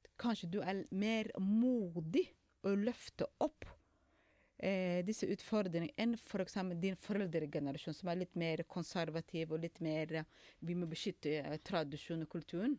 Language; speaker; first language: Norwegian; non-native, fluent; Somali